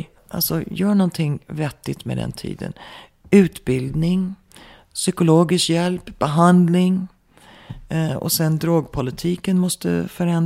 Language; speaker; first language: Swedish; early bilingual, heritage; Swedish